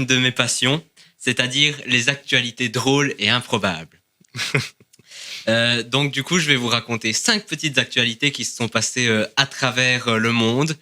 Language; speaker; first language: French; native; French